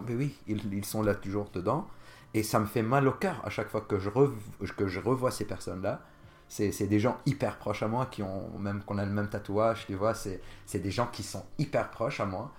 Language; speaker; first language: French; non-native, local second language; Arabic